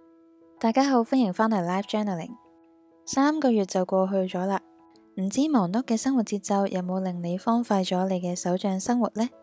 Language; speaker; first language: Chinese; non-native, local second language; Cantonese